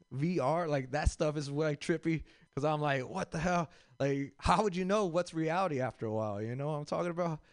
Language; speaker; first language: English; native; English